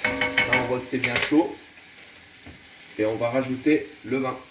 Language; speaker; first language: French; native; French